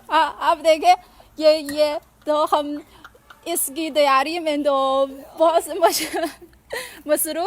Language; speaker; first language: Hindi; non-native, fluent; Chinese